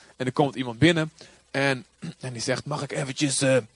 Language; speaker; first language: Dutch; native; Dutch